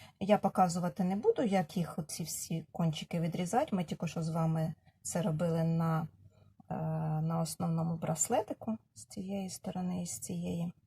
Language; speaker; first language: Ukrainian; non-native, local second language; Russian